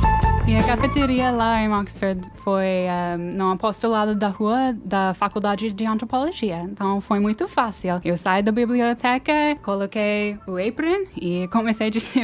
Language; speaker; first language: Portuguese; non-native, fluent; English